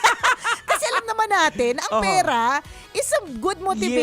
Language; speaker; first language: Filipino; native; Filipino